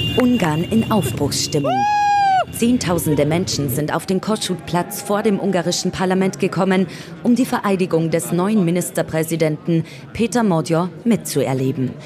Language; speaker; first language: German; native; German